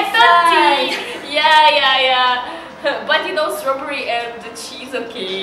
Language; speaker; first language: English; non-native, learner; Russian